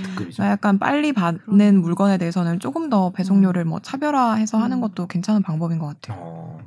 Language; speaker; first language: Korean; native; Korean